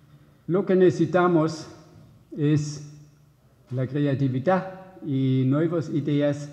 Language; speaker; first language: Spanish; non-native, fluent; German